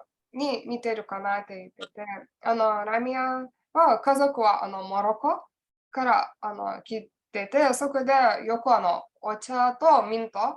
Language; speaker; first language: Japanese; non-native, learner; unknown